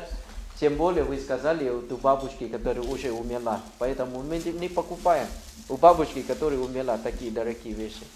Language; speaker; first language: Russian; non-native, learner; Thai